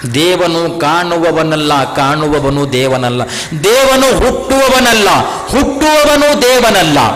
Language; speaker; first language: Kannada; non-native, local second language; Urdu